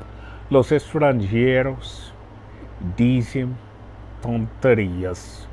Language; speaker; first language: Spanish; non-native, learner; English